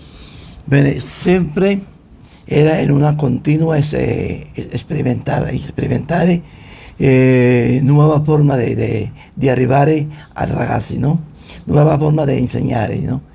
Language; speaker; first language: Italian; non-native, fluent; Spanish